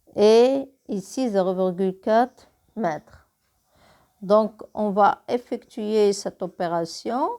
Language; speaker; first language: French; non-native, local second language; Arabic